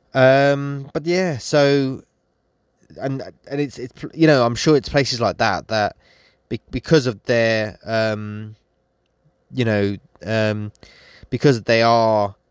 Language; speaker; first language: English; native; English